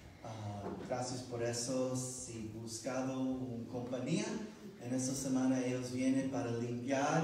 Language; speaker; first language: Spanish; non-native, learner; English